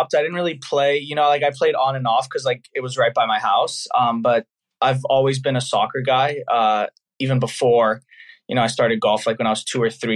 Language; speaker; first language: English; native; English